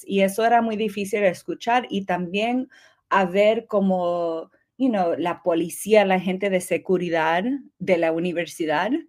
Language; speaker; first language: Spanish; early bilingual, heritage; English